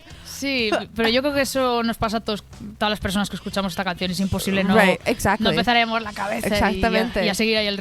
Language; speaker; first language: Spanish; native; Spanish